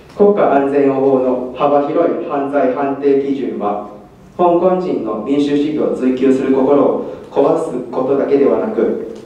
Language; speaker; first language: Japanese; non-native, fluent; Cantonese